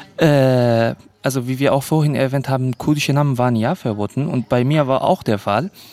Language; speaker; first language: German; non-native, fluent; Kurdish